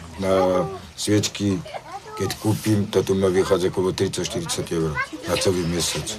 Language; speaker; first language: Slovak; non-native, local second language; Romany